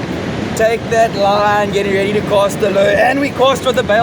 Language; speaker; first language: English; native; English